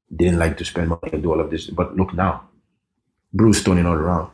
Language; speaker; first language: English; early bilingual, other home language; Norwegian